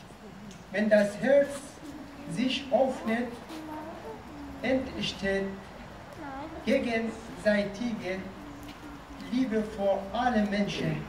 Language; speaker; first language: German; non-native, fluent; Persian